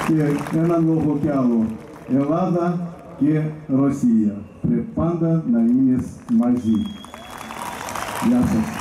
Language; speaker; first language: Greek; early bilingual, heritage; Russian